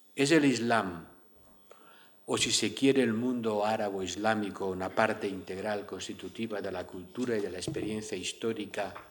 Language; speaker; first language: Spanish; native; Spanish